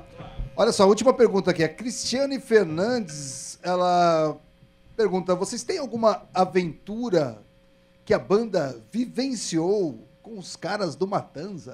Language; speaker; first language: Portuguese; native; Portuguese